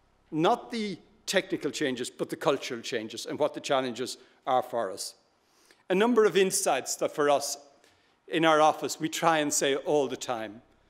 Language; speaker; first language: English; native; English